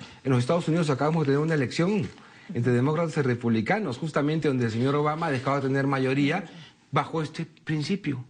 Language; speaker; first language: Spanish; native; Spanish